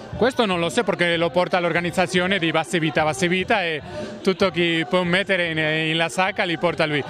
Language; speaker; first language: Italian; non-native, learner; Spanish